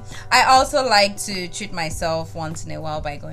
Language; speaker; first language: English; non-native, local second language; Yoruba